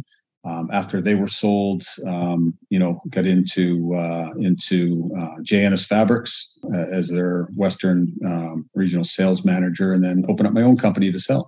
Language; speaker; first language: English; native; English